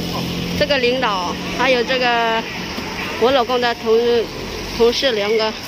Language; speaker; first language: Chinese; non-native, fluent; Lao